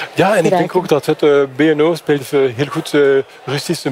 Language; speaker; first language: Dutch; non-native, fluent; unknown